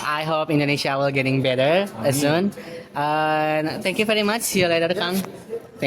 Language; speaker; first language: English; non-native, learner; Indonesian